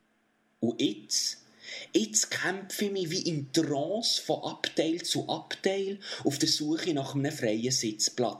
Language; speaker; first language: German; native; German